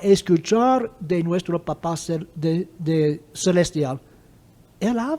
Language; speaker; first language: Spanish; non-native, fluent; English